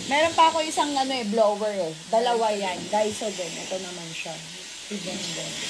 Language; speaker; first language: Filipino; native; Filipino